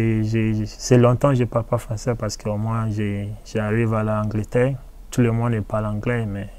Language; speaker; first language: French; non-native, learner; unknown